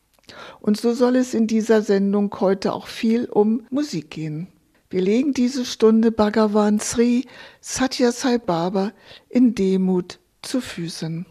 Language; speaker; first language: German; native; German